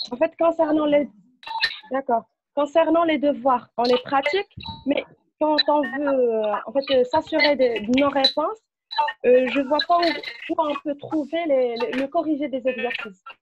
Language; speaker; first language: French; non-native, local second language; Arabic